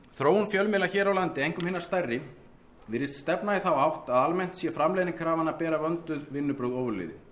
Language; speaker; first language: Icelandic; native; Icelandic